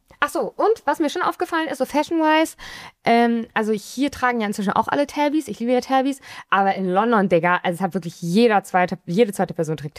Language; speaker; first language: German; native; German